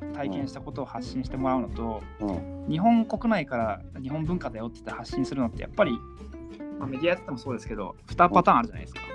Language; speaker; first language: Japanese; native; Japanese